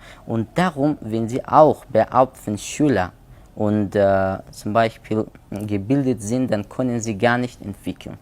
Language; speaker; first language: German; non-native, learner; Hazaragi